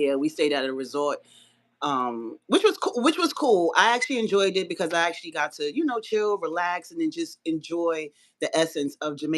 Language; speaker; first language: English; native; English